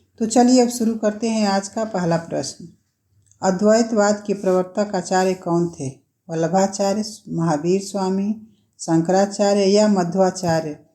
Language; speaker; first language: Hindi; native; Hindi